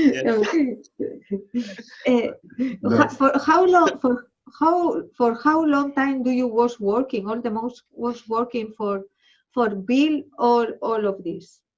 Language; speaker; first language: English; non-native, learner; Spanish